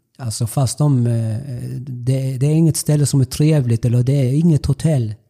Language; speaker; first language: Swedish; early bilingual, other home language; Spanish